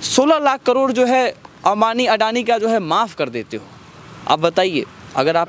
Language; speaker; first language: Hindi; native; Hindi